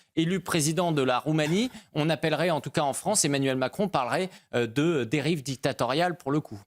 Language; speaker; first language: French; native; French